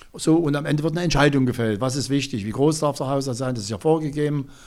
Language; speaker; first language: German; native; German